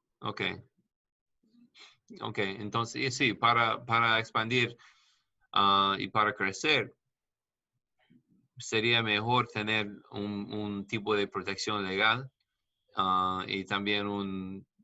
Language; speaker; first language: Spanish; non-native, learner; English